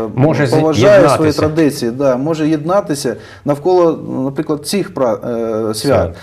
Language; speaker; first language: Ukrainian; native; Ukrainian